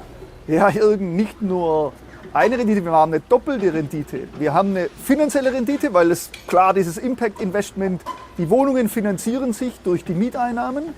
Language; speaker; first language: German; native; German